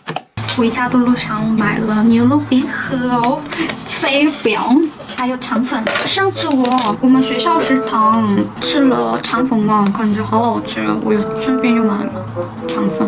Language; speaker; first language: Chinese; non-native, learner; Korean